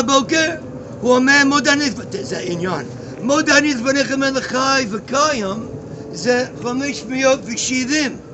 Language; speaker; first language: Hebrew; non-native, learner; English